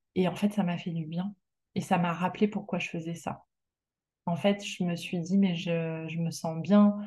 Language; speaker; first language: French; native; French